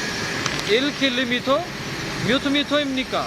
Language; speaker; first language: Korean; non-native, fluent; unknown